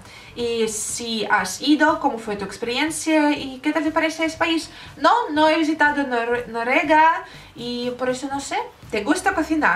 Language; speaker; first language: Spanish; non-native, learner; Russian